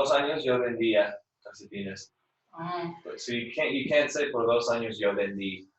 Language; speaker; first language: Spanish; non-native, fluent; English